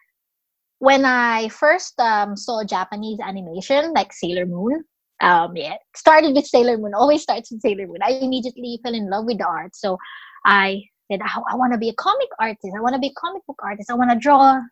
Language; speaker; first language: English; non-native, local second language; Filipino